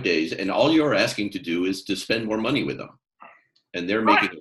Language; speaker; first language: English; native; English